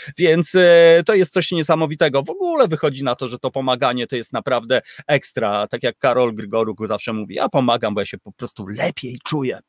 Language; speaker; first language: Polish; native; Polish